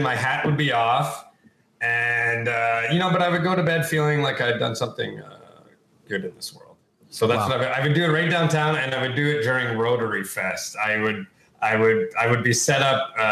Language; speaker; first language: English; native; English